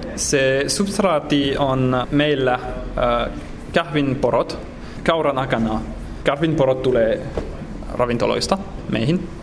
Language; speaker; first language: Finnish; non-native, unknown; French